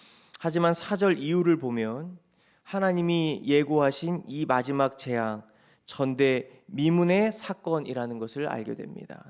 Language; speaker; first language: Korean; native; Korean